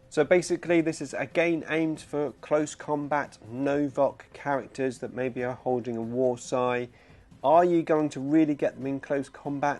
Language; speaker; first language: English; native; English